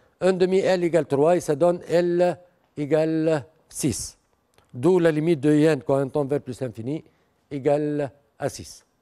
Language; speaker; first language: French; non-native, local second language; Arabic